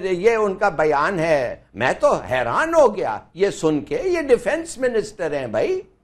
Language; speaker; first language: Urdu; native; Urdu